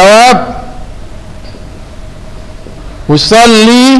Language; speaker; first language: Arabic; non-native, fluent; Indonesian